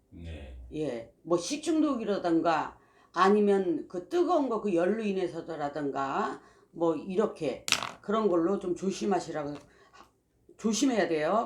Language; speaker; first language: Korean; native; Korean